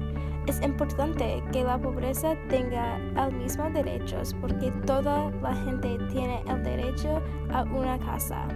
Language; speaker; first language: Spanish; non-native, learner; English